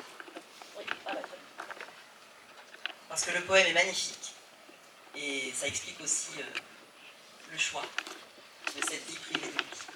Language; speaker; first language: French; native; French